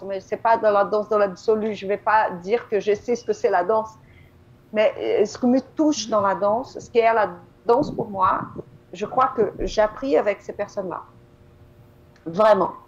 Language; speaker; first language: French; non-native, fluent; Portuguese